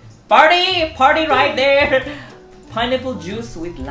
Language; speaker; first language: English; non-native, local second language; Malay